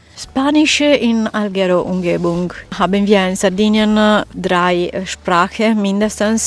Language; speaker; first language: German; non-native, fluent; Italian